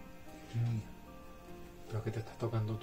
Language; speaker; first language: Spanish; native; Spanish